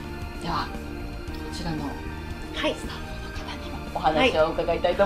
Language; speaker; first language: Japanese; native; Japanese